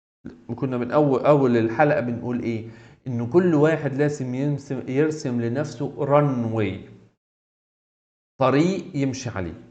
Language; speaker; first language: Arabic; native; Arabic